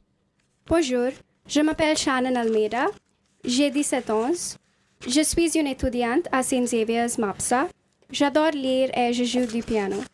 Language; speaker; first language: French; non-native, learner; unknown